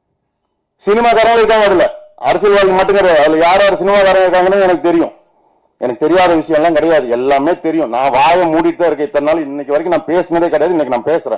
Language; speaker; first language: Tamil; native; Tamil